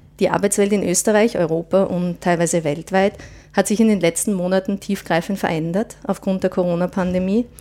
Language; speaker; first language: German; native; German